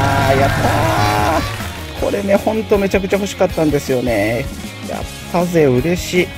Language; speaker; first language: Japanese; native; Japanese